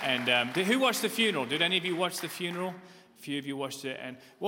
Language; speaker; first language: English; native; English